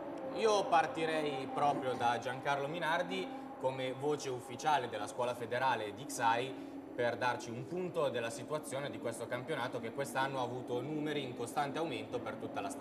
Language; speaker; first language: Italian; native; Italian